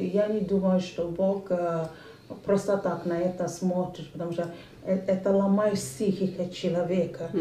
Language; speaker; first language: Russian; non-native, fluent; Yoruba